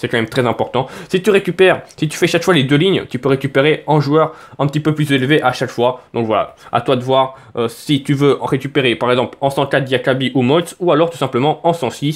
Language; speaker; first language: French; native; French